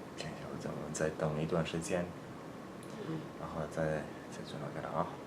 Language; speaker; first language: Chinese; non-native, fluent; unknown